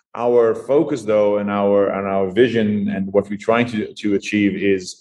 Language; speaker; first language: English; non-native, fluent; Dutch